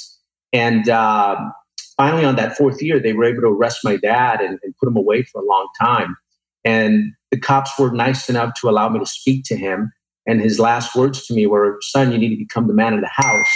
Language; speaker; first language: English; native; English